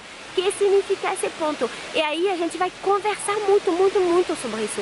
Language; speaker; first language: Portuguese; non-native, fluent; French